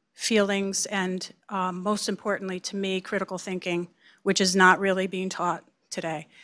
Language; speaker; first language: English; native; English